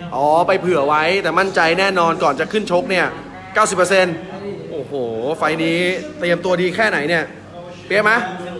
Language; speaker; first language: Thai; native; Thai